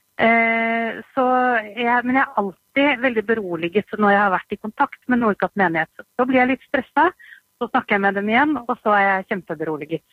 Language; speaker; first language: Norwegian; native; Norwegian